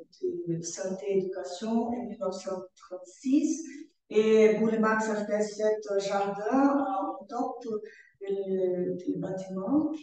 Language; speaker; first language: French; non-native, learner; Portuguese